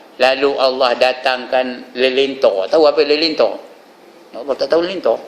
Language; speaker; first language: Malay; native; Malay